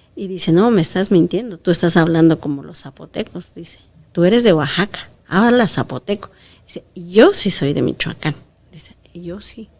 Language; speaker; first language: Spanish; non-native, local second language; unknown